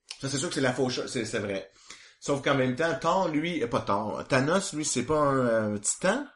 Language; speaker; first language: French; native; French